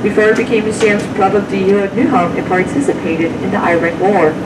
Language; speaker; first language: English; non-native, fluent; Danish